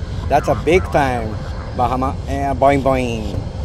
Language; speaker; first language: English; non-native, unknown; Japanese